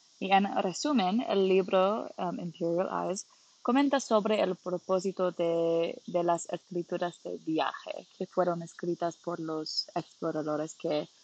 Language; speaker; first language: Spanish; non-native, learner; English